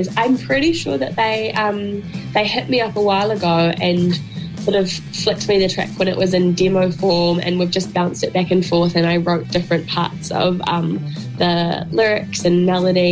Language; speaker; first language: English; native; English